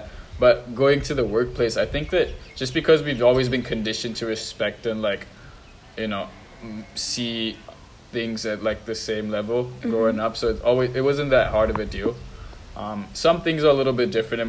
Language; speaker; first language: English; non-native, local second language; Tamil